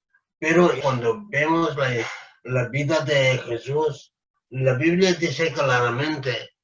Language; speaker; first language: Spanish; non-native, fluent; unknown